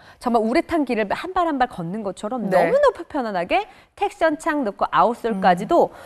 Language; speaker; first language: Korean; native; Korean